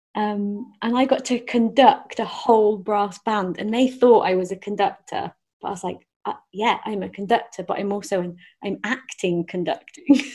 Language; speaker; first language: English; native; English